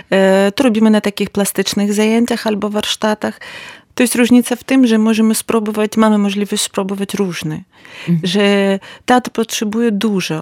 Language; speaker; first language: Polish; non-native, learner; Ukrainian